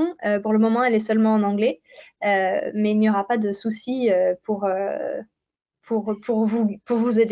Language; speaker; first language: French; native; French